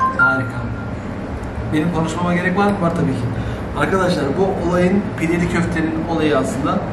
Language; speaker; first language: Turkish; native; Turkish